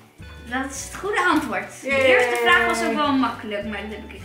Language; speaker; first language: Dutch; native; Dutch